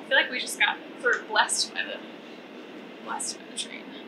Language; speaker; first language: English; native; English